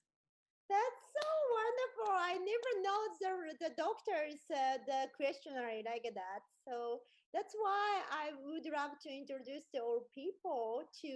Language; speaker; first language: English; non-native, learner; Japanese